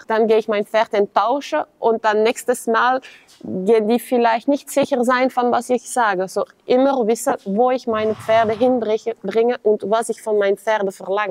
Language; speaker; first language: German; non-native, fluent; French